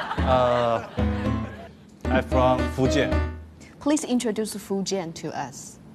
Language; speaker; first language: English; non-native, learner; Chinese